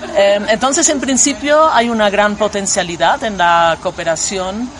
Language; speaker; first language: Spanish; non-native, fluent; German